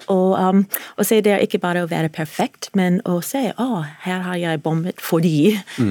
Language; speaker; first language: Norwegian; non-native, fluent; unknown